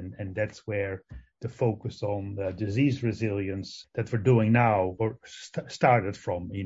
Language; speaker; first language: English; non-native, fluent; Dutch